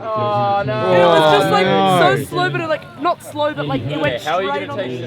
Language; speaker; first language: English; native; English